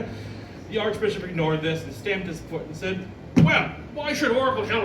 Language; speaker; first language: English; native; English